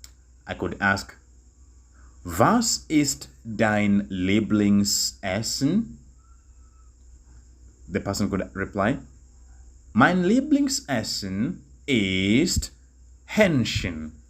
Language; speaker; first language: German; non-native, fluent; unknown